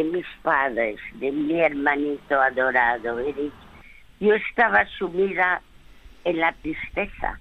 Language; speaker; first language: Spanish; early bilingual, other home language; French